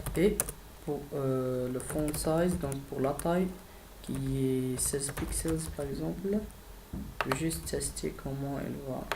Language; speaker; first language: French; non-native, fluent; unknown